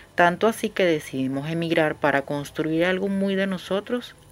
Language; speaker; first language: Spanish; native; Spanish